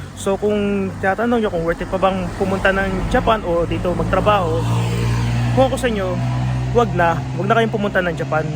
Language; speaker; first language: Filipino; native; Filipino